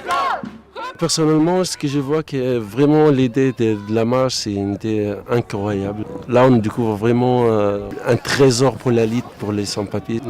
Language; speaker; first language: French; non-native, local second language; Arabic